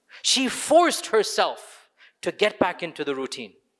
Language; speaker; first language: Urdu; early bilingual, other home language; English